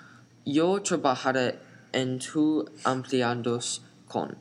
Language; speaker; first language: Spanish; non-native, learner; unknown